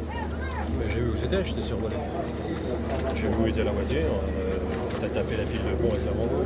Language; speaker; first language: French; native; French